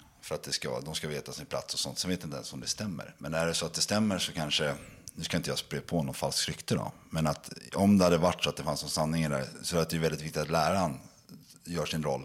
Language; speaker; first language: Swedish; native; Swedish